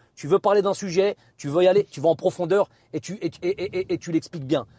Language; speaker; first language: French; native; French